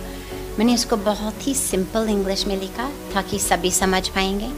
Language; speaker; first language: Hindi; non-native, fluent; English